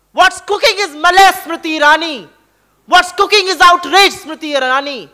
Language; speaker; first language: Hindi; native; Hindi